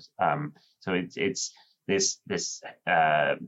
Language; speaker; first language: English; native; English